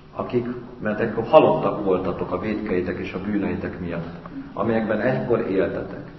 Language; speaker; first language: Hungarian; native; Hungarian